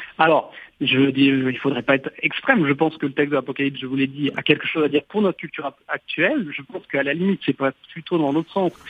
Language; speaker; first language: French; native; French